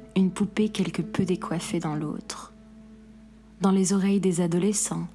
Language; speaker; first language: French; non-native, local second language; Arabic